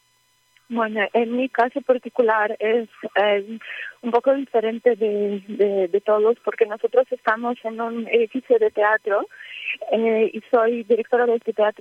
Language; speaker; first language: Spanish; early bilingual, heritage; Ukrainian